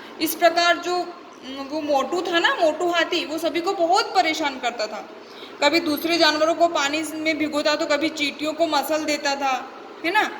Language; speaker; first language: Hindi; native; Hindi